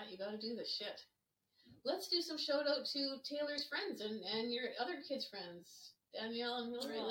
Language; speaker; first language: English; native; English